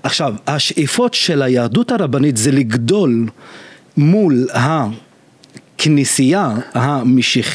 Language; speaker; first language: Hebrew; non-native, local second language; Arabic